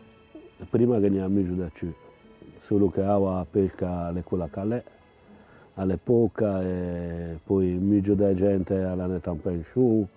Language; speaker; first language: Italian; non-native, local second language; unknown